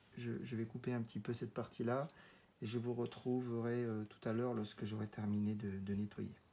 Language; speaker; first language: French; native; French